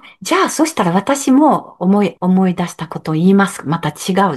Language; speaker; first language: Japanese; non-native, learner; French